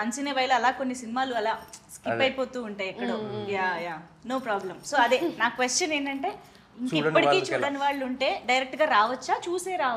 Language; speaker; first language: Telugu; native; Telugu